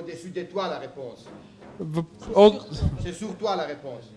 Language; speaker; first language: French; native; French